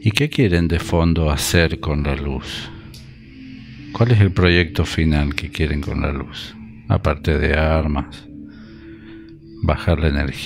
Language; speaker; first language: Spanish; native; Spanish